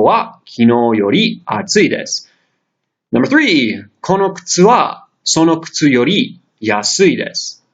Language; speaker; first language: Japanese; non-native, fluent; English